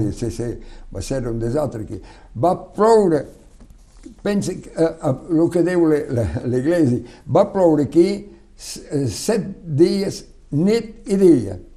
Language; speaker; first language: Catalan; non-native, local second language; French